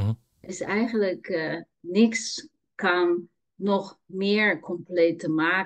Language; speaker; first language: Dutch; non-native, learner; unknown